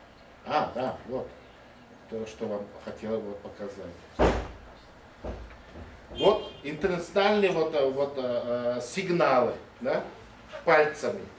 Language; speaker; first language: Russian; non-native, fluent; Mongolian